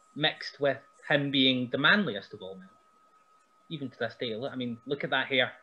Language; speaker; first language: English; native; English